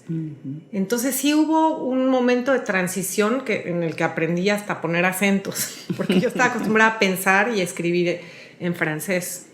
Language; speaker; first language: Spanish; early bilingual, heritage; Spanish